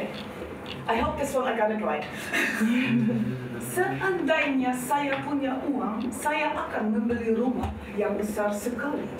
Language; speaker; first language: Indonesian; non-native, fluent; German